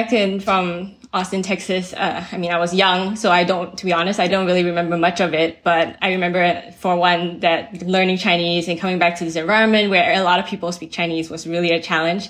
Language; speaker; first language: English; native; English